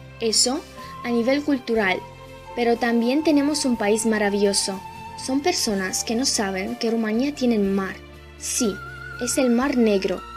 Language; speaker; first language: Spanish; non-native, fluent; Romanian